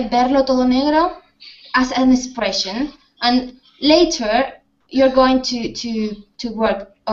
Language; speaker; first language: English; non-native, fluent; Spanish